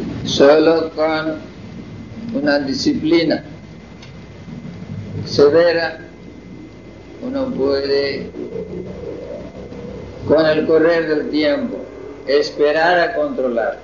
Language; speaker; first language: Spanish; non-native, fluent; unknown